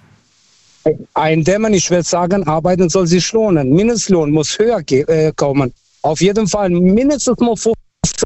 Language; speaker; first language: German; early bilingual, other home language; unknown